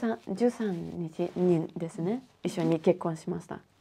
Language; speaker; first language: Japanese; non-native, learner; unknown